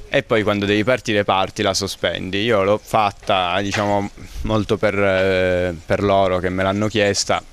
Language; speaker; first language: Italian; native; Italian